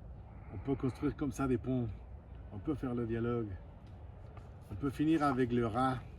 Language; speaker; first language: French; non-native, fluent; Spanish